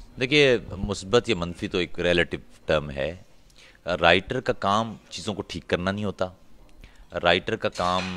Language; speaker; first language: Urdu; non-native, local second language; Punjabi